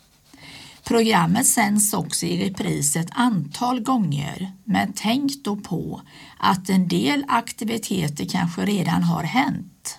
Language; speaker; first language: Swedish; native; Swedish